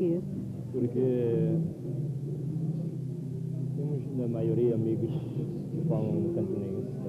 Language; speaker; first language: Portuguese; non-native, local second language; Cantonese